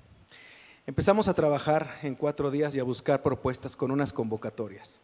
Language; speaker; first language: Spanish; native; Spanish